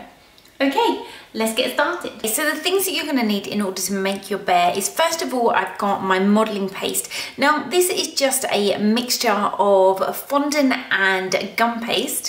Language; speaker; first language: English; native; English